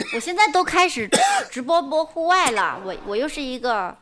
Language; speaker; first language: Chinese; native; Chinese